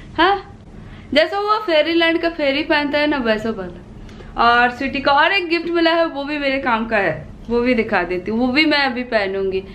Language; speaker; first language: Hindi; non-native, local second language; Bangla